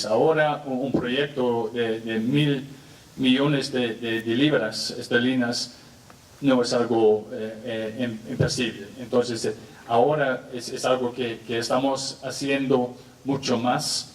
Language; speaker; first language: Spanish; non-native, fluent; English